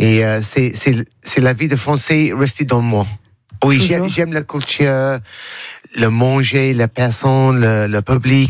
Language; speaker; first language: French; non-native, learner; English